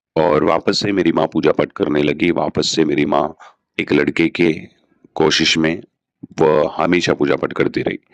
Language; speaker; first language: Hindi; non-native, local second language; Telugu